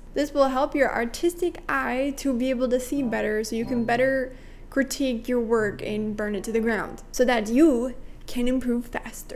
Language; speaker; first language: English; native; English